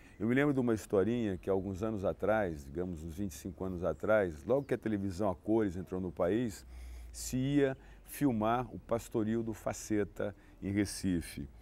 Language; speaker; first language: Portuguese; native; Portuguese